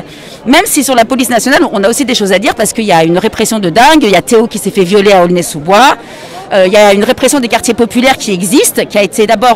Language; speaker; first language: French; native; French